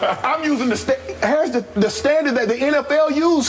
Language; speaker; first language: English; native; English